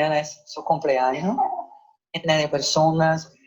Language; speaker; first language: Spanish; non-native, fluent; Portuguese